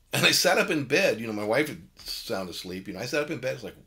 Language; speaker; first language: English; native; English